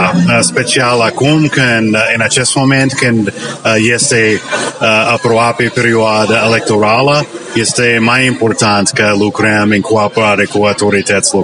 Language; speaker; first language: Romanian; non-native, learner; English